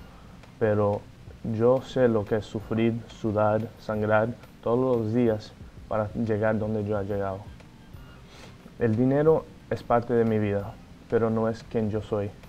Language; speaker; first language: Spanish; non-native, fluent; Portuguese